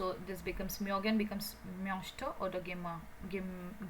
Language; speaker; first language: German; non-native, fluent; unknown